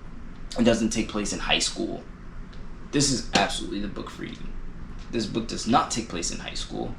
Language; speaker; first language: English; native; English